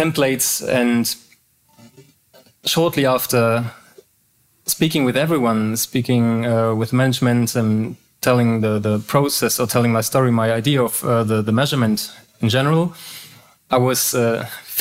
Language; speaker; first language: English; non-native, fluent; German